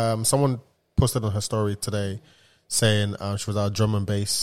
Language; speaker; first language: English; non-native, local second language; Yoruba